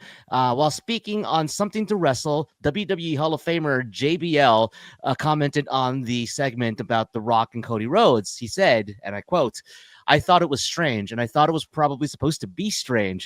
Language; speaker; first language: English; native; English